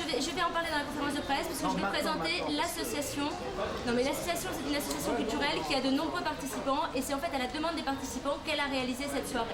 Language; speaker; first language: French; native; French